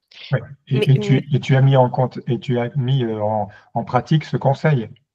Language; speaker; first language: French; native; French